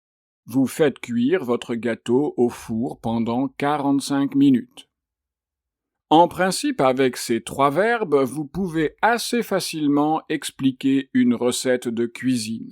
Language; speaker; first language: French; native; French